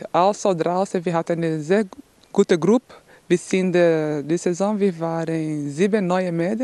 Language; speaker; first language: German; non-native, learner; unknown